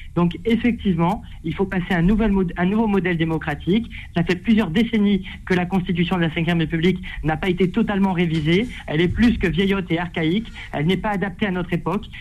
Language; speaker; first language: French; native; French